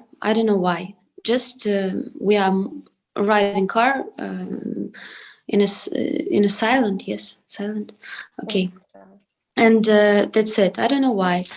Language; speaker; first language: English; non-native, learner; Ukrainian